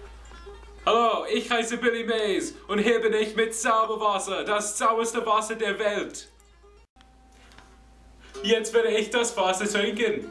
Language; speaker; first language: German; non-native, learner; English